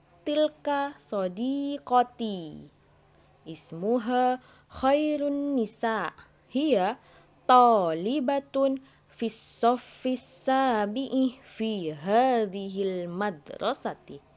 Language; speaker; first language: Arabic; non-native, fluent; Indonesian